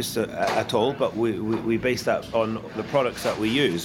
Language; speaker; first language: English; native; English